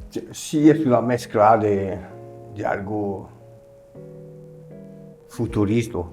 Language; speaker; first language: Spanish; non-native, learner; French